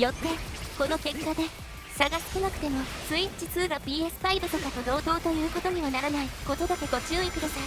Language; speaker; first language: Japanese; native; Japanese